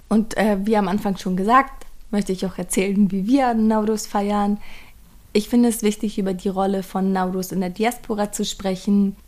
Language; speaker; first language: German; early bilingual, other home language; Persian